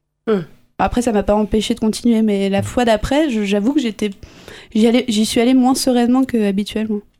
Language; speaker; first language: French; native; French